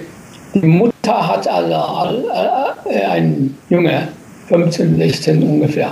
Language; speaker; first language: German; non-native, learner; Japanese